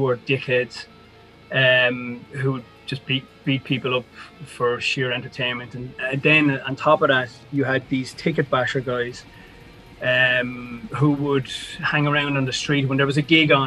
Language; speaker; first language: English; native; English